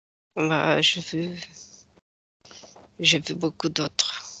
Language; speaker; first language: French; non-native, fluent; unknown